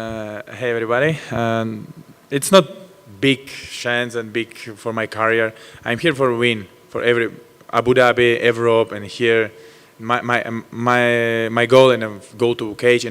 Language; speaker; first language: English; non-native, learner; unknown